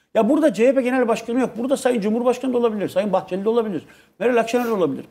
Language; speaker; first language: Turkish; native; Turkish